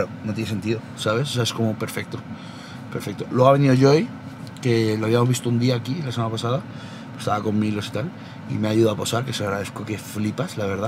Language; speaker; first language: Spanish; native; Spanish